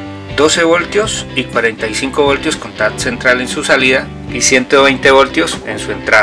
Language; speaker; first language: Spanish; native; Spanish